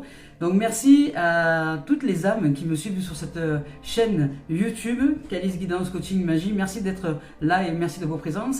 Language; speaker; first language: French; native; French